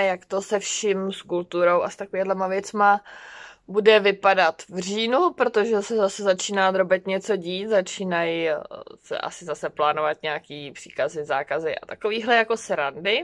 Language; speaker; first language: Czech; native; Czech